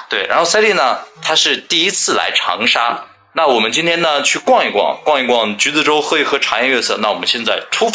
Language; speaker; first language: Chinese; native; Chinese